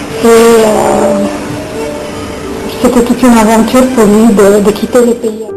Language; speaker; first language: French; non-native, learner; Romanian